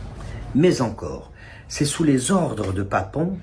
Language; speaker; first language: French; non-native, local second language; Kabyle